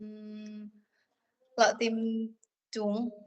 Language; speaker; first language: Cantonese; non-native, learner; Indonesian